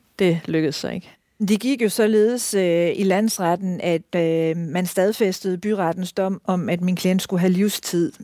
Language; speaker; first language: Danish; native; Danish